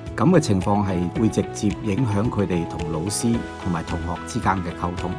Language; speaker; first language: Cantonese; native; Cantonese